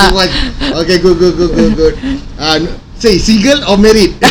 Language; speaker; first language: English; non-native, local second language; Malay